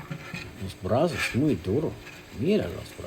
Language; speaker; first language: Spanish; non-native, learner; English